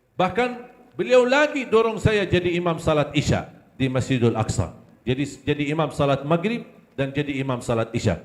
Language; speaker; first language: Malay; non-native, fluent; Arabic